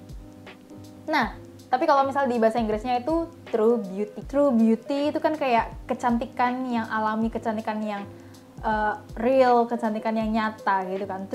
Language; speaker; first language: Indonesian; native; Indonesian